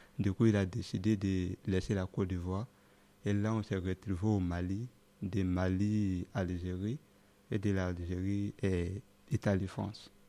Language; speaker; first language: French; non-native, local second language; Dyula